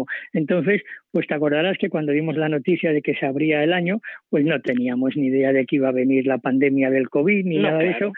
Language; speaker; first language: Spanish; native; Spanish